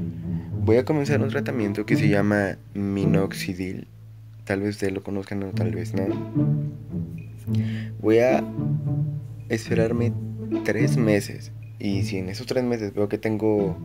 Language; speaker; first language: Spanish; native; Spanish